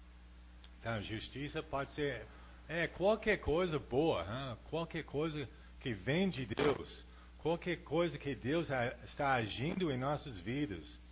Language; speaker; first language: Portuguese; non-native, fluent; English